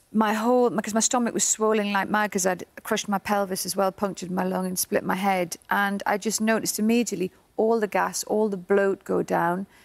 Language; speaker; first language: English; native; English